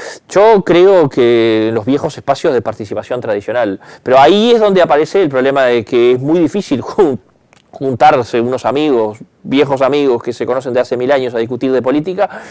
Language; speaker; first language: Spanish; native; Spanish